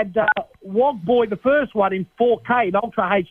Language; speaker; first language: English; native; English